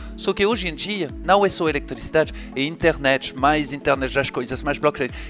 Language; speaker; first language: Portuguese; non-native, fluent; French